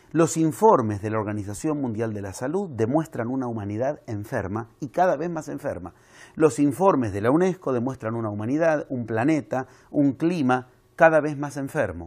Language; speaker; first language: Spanish; native; Spanish